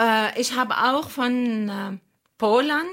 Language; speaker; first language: German; non-native, learner; Arabic